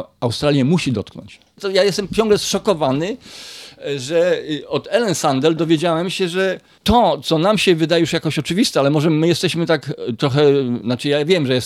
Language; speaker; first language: Polish; native; Polish